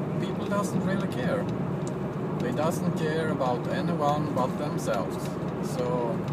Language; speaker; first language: English; non-native, fluent; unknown